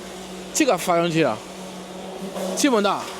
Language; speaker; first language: Chinese; non-native, learner; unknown